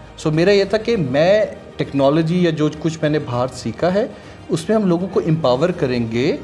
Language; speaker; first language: Urdu; native; Urdu